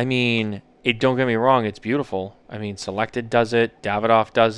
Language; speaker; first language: English; native; English